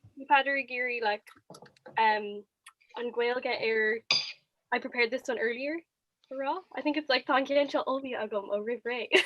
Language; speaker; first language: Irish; non-native, local second language; English